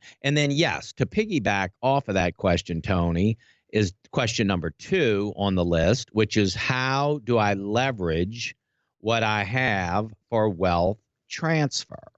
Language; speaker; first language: English; native; English